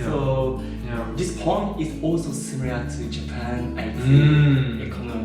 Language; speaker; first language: English; non-native, learner; Japanese